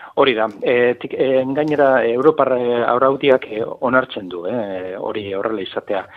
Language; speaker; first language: Basque; native; Basque